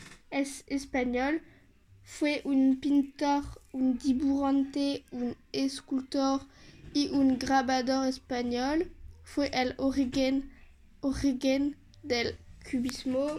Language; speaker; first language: Spanish; non-native, learner; French